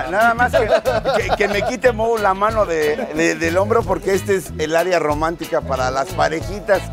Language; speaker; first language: Spanish; native; Spanish